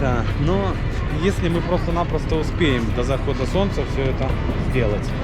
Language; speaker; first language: Russian; native; Russian